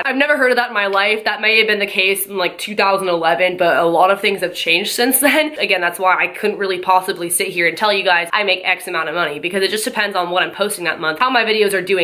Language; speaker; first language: English; native; English